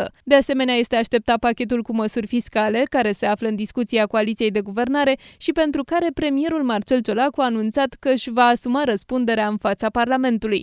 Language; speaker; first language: Romanian; native; Romanian